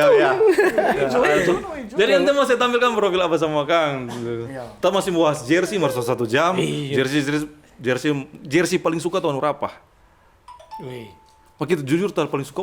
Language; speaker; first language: Indonesian; non-native, local second language; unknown